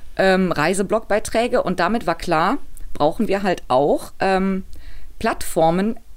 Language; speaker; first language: German; native; German